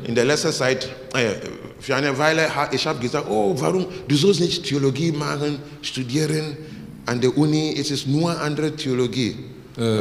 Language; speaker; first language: German; non-native, learner; English